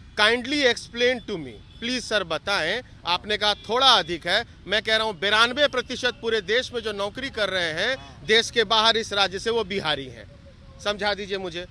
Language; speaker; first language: Hindi; native; Hindi